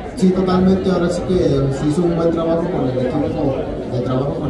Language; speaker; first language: English; native; English